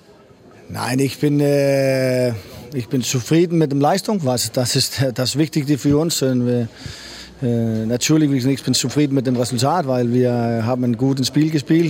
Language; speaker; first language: German; non-native, fluent; Danish